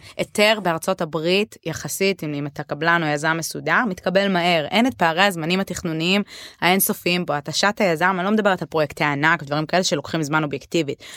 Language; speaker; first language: Hebrew; native; Hebrew